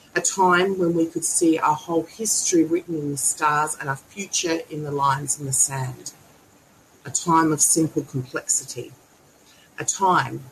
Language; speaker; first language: English; native; English